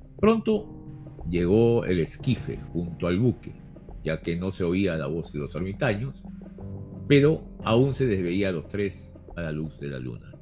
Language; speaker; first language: Spanish; native; Spanish